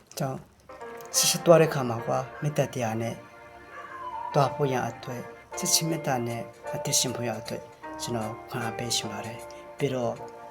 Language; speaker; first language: Burmese; non-native, local second language; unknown